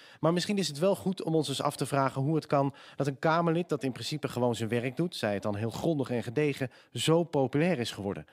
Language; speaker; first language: Dutch; native; Dutch